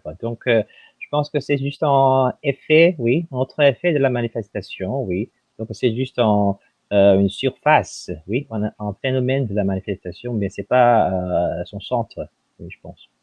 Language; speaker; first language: French; non-native, fluent; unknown